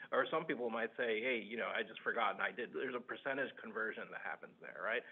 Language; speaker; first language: English; early bilingual, other home language; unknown